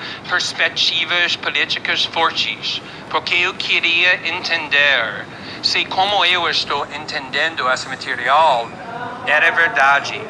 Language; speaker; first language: Portuguese; non-native, fluent; English